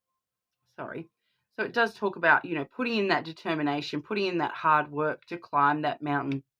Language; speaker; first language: English; native; English